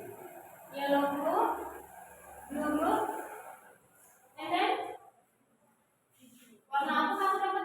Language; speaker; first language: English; non-native, learner; Indonesian